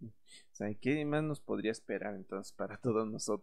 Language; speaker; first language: Spanish; native; Spanish